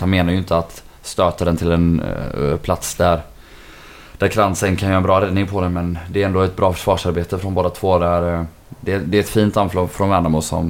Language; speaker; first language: Swedish; native; Swedish